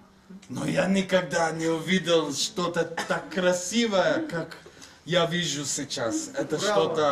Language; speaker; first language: Russian; non-native, fluent; English